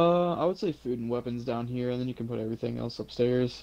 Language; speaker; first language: English; native; English